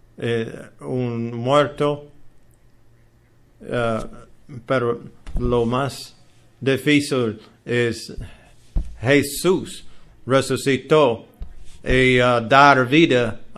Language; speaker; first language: Spanish; non-native, learner; English